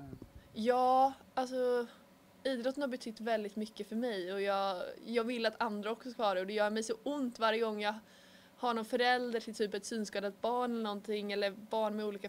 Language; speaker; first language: Swedish; native; Swedish